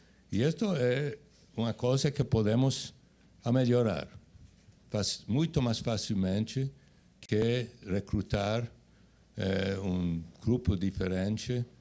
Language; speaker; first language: Portuguese; non-native, fluent; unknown